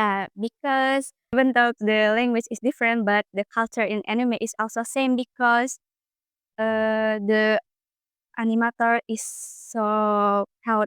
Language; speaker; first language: English; non-native, learner; Indonesian